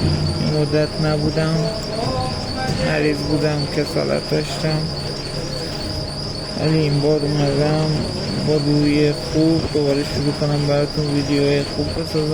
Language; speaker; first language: Persian; native; Persian